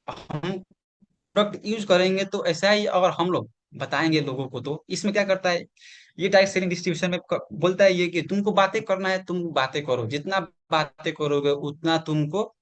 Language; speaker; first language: Hindi; non-native, learner; Nepali